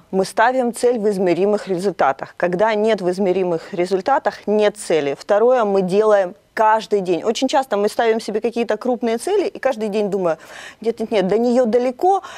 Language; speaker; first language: Russian; native; Russian